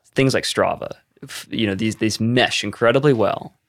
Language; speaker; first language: English; native; English